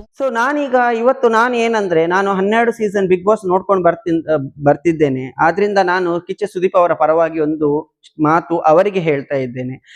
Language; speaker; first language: Kannada; non-native, local second language; Tulu